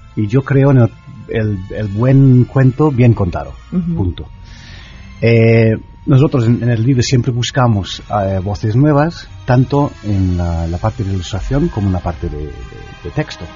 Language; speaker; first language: Spanish; non-native, fluent; English